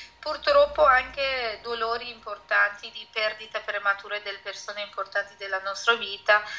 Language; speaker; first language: Italian; non-native, fluent; Persian